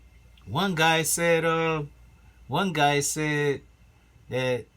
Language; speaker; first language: English; native; English